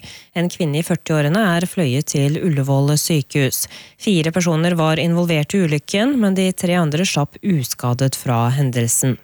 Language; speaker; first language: Norwegian; native; Norwegian